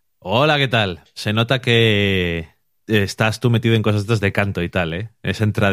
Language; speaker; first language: Spanish; native; Spanish